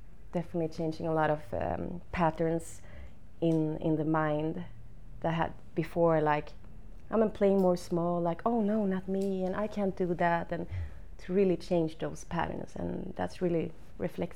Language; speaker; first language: English; non-native, fluent; Swedish